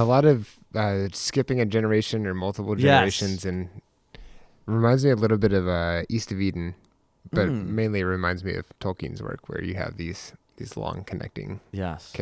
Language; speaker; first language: English; native; English